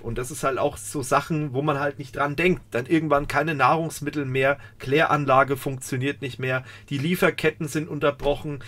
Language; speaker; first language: German; native; German